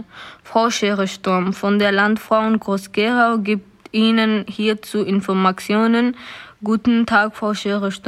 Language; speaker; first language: German; non-native, learner; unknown